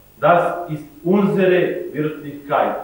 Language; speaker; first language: German; non-native, learner; Serbian